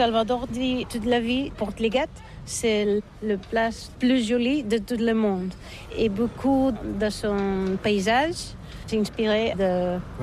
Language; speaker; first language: French; non-native, learner; Catalan